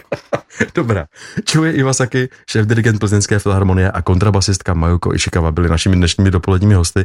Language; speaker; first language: Czech; native; Czech